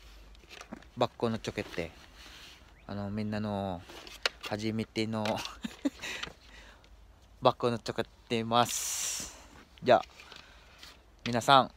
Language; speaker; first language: Japanese; non-native, learner; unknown